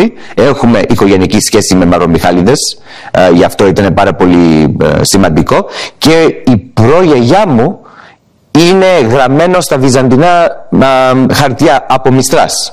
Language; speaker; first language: Greek; early bilingual, heritage; English